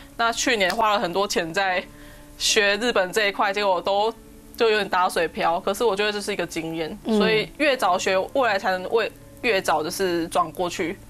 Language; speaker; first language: Chinese; native; Chinese